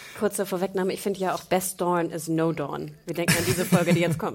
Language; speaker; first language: German; native; German